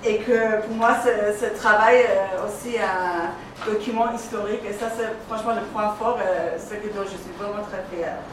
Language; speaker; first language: French; non-native, fluent; Persian